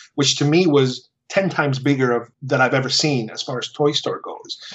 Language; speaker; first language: English; early bilingual, other home language; Spanish